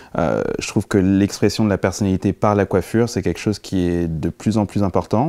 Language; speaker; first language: French; native; French